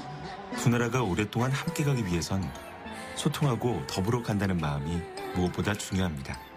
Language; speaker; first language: Korean; native; Korean